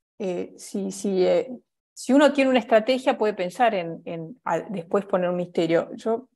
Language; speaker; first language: Spanish; native; Spanish